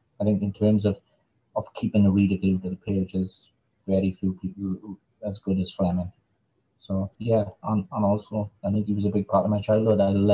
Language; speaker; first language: English; native; English